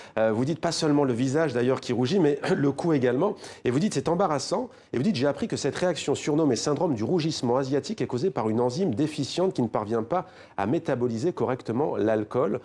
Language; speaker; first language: French; native; French